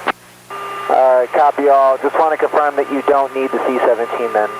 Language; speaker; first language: English; native; English